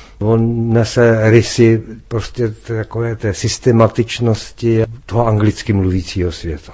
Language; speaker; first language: Czech; native; Czech